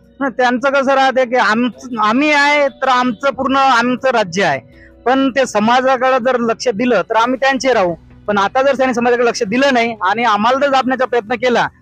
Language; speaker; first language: Marathi; non-native, local second language; Lambadi